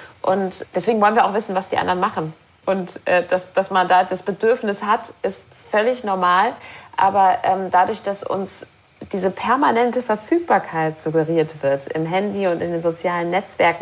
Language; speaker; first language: German; native; German